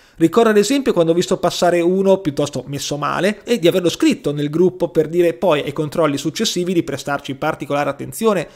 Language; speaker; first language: Italian; native; Italian